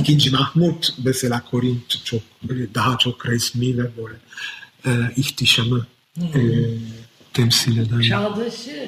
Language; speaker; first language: Turkish; non-native, fluent; Italian